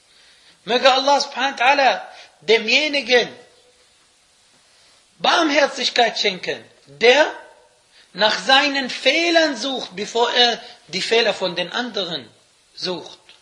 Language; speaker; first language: German; non-native, fluent; Arabic